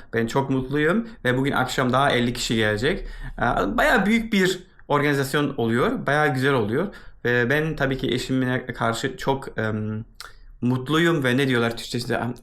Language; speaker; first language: Turkish; early bilingual, heritage; Turkish